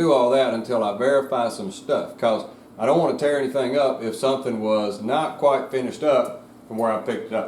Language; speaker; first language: English; native; English